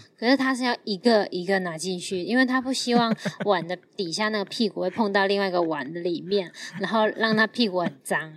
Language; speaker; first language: Chinese; non-native, fluent; Cantonese